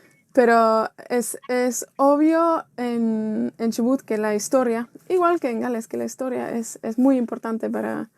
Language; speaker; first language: Spanish; non-native, fluent; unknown